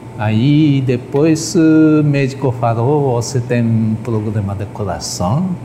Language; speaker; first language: Portuguese; non-native, learner; Japanese